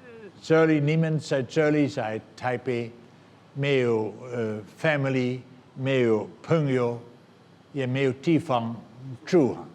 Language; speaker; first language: Chinese; non-native, fluent; Dutch